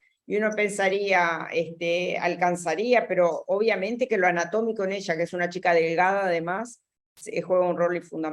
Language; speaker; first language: Spanish; native; Spanish